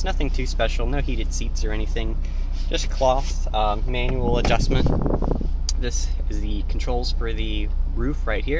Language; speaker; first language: English; native; English